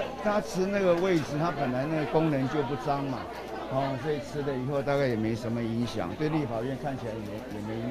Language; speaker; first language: Chinese; native; Chinese